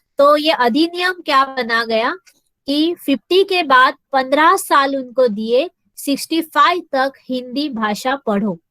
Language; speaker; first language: Hindi; non-native, local second language; Marathi